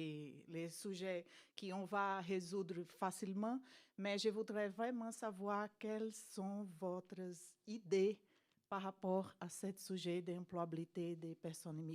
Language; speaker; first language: French; non-native, fluent; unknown